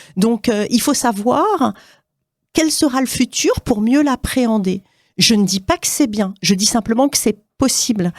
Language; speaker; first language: French; native; French